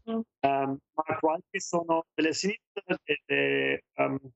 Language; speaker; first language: Italian; non-native, learner; German